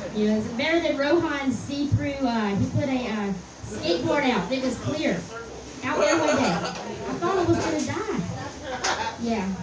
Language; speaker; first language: English; native; English